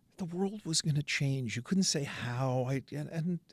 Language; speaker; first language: English; native; English